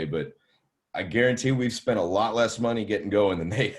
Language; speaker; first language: English; native; English